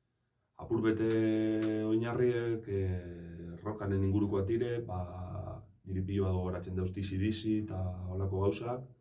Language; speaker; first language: Basque; native; Basque